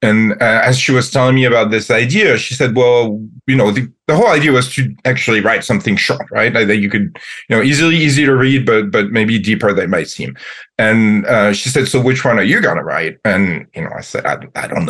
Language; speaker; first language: English; non-native, fluent; French